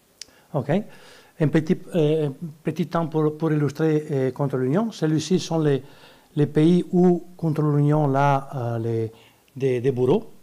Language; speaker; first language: French; non-native, learner; Italian